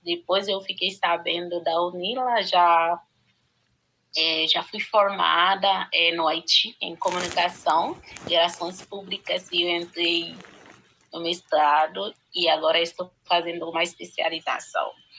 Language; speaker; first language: Portuguese; non-native, fluent; Haitian Creole